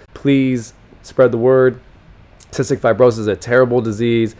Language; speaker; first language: English; native; English